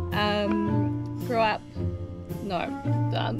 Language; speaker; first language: English; native; English